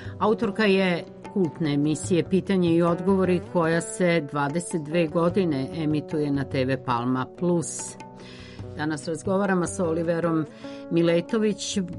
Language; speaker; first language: Serbian; native; Serbian